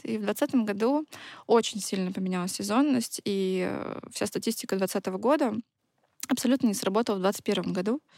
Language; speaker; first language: Russian; native; Russian